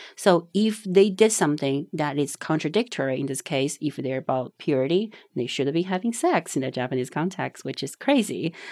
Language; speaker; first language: English; non-native, fluent; Chinese